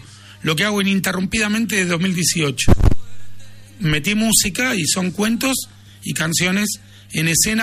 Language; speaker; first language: Spanish; native; Spanish